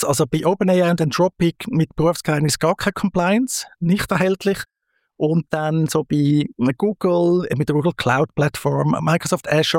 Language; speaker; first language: German; native; German